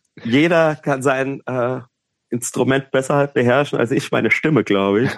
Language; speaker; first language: German; native; German